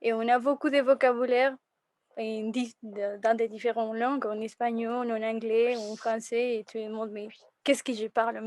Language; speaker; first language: French; non-native, fluent; Spanish